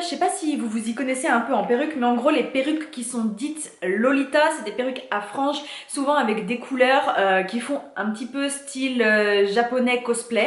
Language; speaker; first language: French; native; French